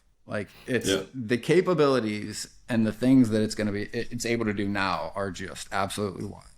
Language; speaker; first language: English; native; English